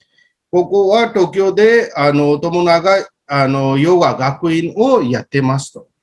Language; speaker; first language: Japanese; non-native, fluent; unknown